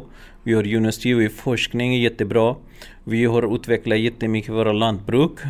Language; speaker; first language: Swedish; non-native, learner; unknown